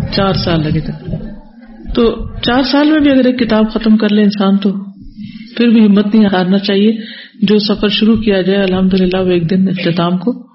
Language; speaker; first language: Urdu; native; Urdu